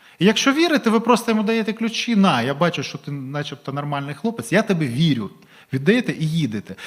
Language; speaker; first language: Ukrainian; non-native, local second language; Russian